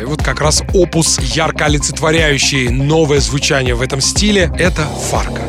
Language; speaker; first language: Russian; native; Russian